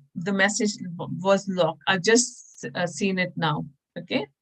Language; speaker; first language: English; non-native, local second language; Punjabi